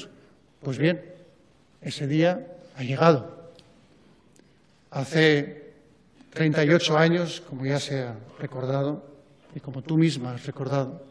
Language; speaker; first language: Spanish; native; Spanish